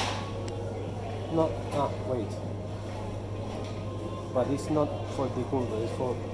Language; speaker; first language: English; non-native, learner; Spanish